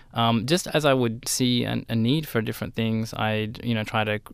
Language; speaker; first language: English; native; English